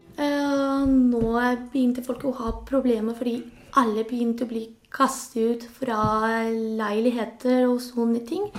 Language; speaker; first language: Norwegian; non-native, local second language; Spanish